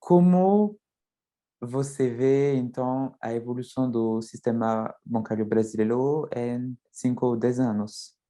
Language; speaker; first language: Portuguese; non-native, fluent; French